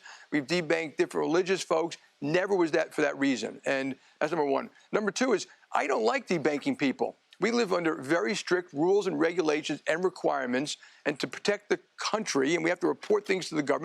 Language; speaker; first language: English; native; English